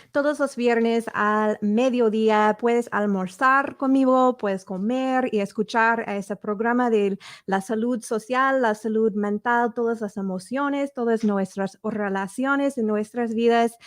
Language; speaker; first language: Spanish; early bilingual, heritage; English